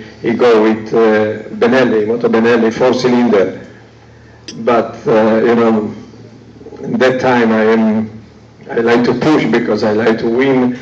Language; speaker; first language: English; non-native, learner; Italian